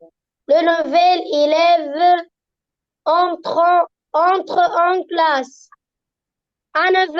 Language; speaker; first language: French; non-native, learner; Arabic